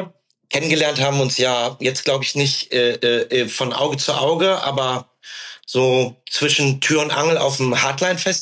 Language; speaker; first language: German; native; German